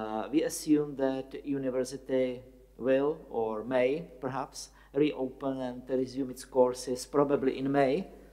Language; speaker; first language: English; non-native, fluent; Czech